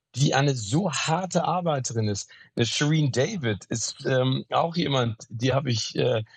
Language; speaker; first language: German; native; German